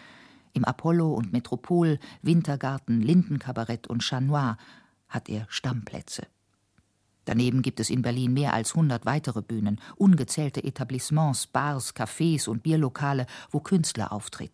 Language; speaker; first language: German; native; German